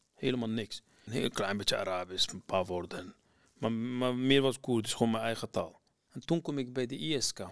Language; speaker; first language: Dutch; non-native, fluent; Arabic